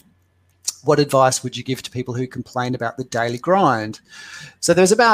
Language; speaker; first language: English; native; English